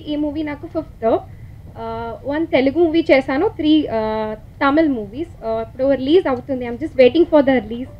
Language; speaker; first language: Telugu; early bilingual, heritage; Tamil